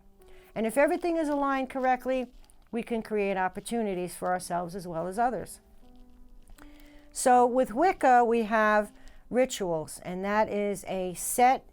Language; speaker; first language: English; native; English